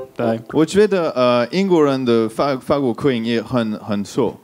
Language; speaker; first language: Chinese; non-native, learner; French